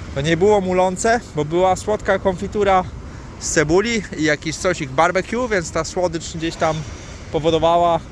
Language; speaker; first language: Polish; native; Polish